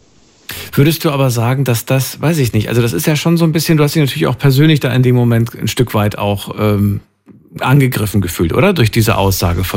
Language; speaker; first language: German; native; German